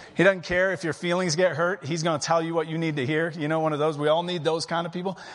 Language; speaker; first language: English; native; English